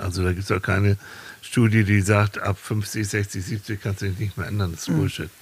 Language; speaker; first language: German; native; German